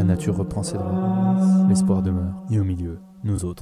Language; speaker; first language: French; native; French